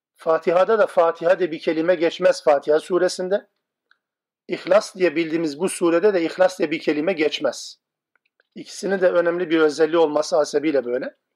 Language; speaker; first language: Turkish; non-native, local second language; Kurdish